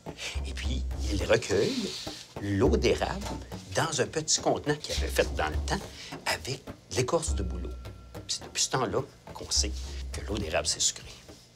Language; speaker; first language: French; native; French